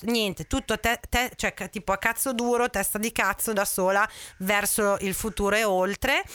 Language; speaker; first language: Italian; native; Italian